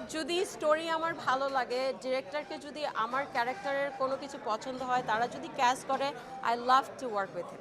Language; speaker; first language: Bangla; early bilingual, heritage; Bangla